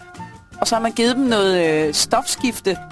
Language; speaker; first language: Danish; native; Danish